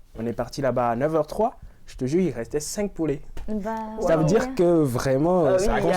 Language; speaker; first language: French; non-native, local second language; Ewe